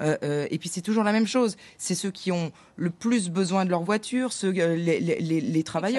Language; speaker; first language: French; native; French